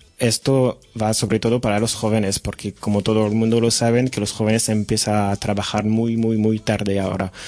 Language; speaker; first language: Spanish; non-native, fluent; French